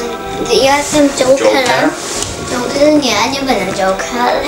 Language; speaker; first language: Polish; early bilingual, heritage; Polish